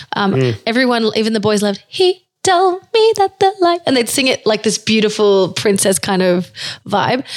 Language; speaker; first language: English; early bilingual, other home language; Spanish